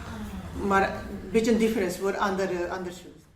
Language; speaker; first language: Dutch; non-native, learner; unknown